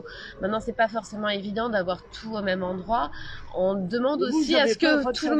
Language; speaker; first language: French; native; French